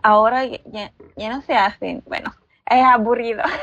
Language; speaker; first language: Spanish; non-native, learner; Filipino